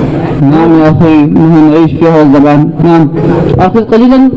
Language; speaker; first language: Arabic; non-native, learner; Urdu